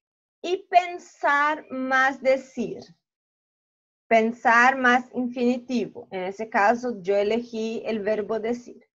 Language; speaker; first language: Spanish; non-native, fluent; Portuguese